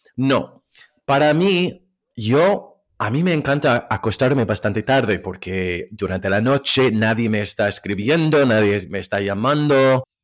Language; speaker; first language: Spanish; non-native, fluent; English